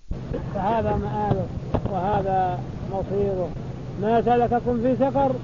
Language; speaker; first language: Arabic; native; Arabic